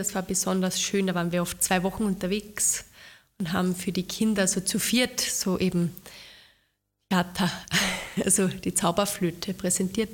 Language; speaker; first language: German; native; German